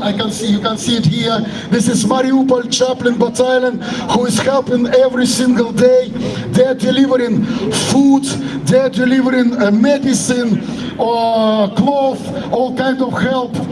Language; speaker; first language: English; non-native, fluent; Ukrainian